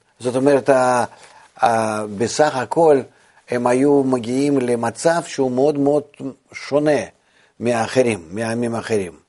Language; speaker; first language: Hebrew; non-native, fluent; Russian